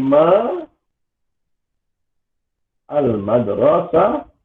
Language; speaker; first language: Arabic; non-native, fluent; Malay